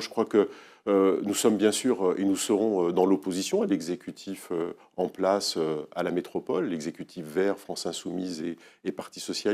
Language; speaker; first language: French; native; French